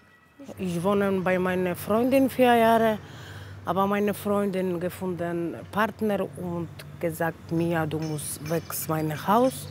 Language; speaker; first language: German; non-native, learner; Polish